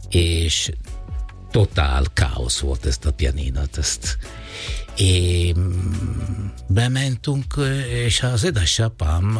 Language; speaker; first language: Hungarian; non-native, fluent; Italian